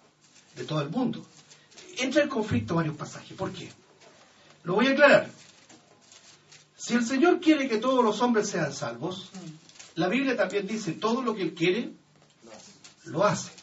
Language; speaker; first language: Spanish; native; Spanish